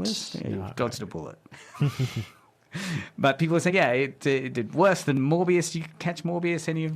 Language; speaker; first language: English; native; English